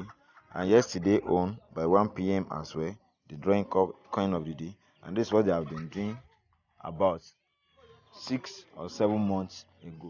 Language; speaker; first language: English; non-native, local second language; Yoruba